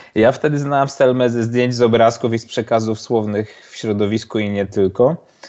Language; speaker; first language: Polish; native; Polish